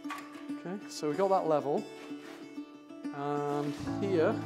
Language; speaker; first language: English; native; English